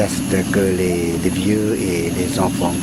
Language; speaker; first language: French; non-native, fluent; Lao